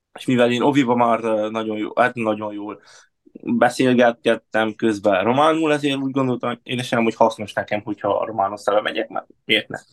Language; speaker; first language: Hungarian; native; Hungarian